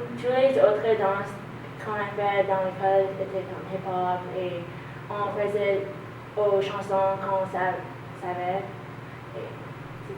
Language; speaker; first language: French; non-native, learner; English